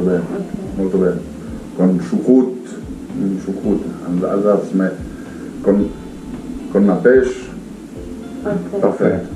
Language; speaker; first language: Italian; non-native, learner; French